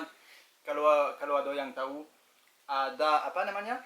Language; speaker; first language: Indonesian; non-native, learner; French